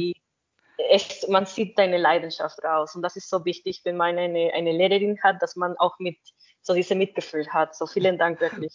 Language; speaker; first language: German; non-native, fluent; Spanish